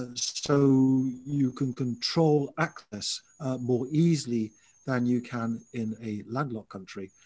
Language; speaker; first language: English; native; English